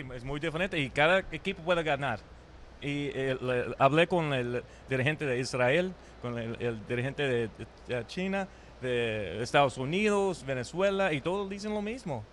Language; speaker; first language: Spanish; early bilingual, heritage; Spanish